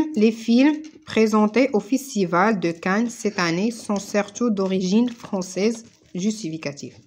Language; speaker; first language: French; non-native, local second language; Arabic